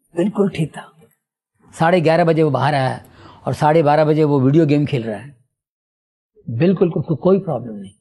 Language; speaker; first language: Hindi; non-native, local second language; Telugu